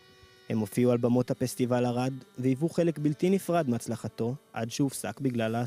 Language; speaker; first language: Hebrew; native; Hebrew